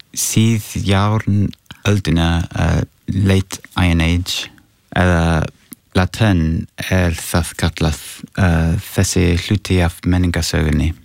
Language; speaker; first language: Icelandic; non-native, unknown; English